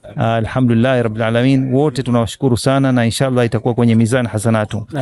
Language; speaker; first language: Swahili; native; Swahili